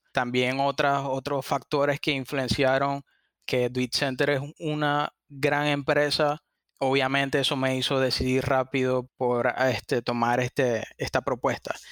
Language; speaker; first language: Spanish; native; Spanish